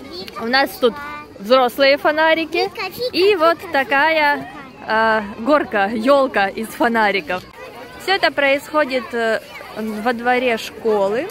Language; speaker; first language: Russian; native; Russian